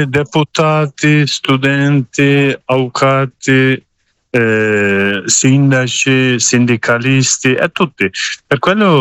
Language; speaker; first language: Italian; non-native, learner; Kurdish